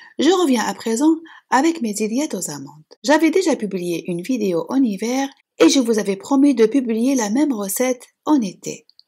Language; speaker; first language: French; non-native, local second language; Arabic